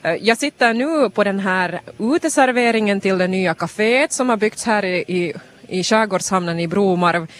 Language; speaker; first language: Swedish; native; Swedish